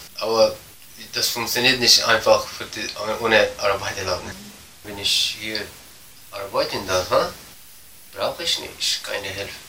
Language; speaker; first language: German; non-native, learner; Persian